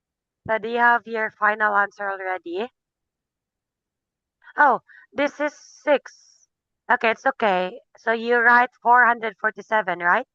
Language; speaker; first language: English; non-native, fluent; Filipino